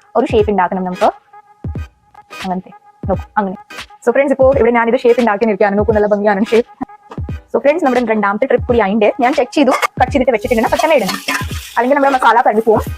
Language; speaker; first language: Malayalam; non-native, fluent; Hindi